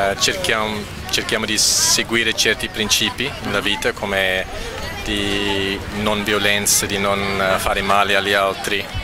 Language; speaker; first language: Italian; non-native, fluent; English